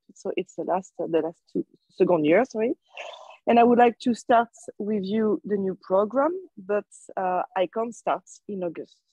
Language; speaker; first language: English; non-native, fluent; French